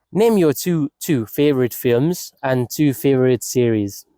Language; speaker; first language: English; non-native, fluent; Hungarian